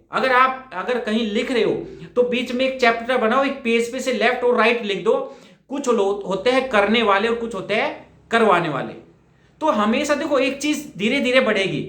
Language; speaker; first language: Hindi; native; Hindi